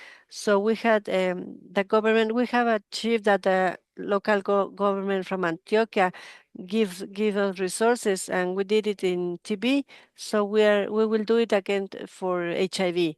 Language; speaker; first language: English; non-native, fluent; Spanish